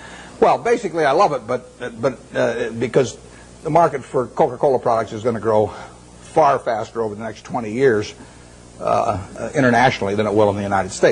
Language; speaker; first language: English; native; English